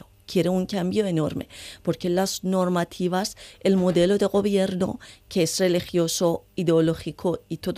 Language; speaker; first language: Spanish; non-native, learner; Persian